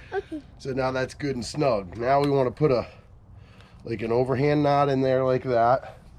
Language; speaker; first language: English; native; English